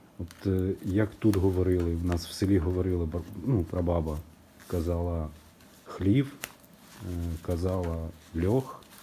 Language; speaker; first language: Ukrainian; non-native, local second language; Russian